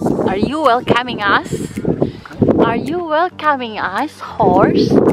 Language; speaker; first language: English; non-native, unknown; Indonesian